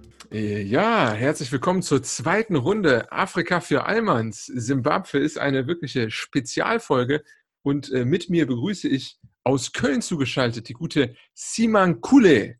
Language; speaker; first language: German; native; German